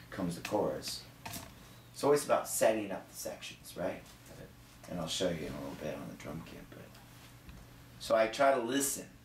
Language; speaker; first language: English; native; English